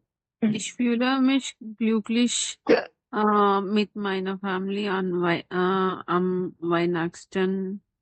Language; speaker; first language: German; non-native, learner; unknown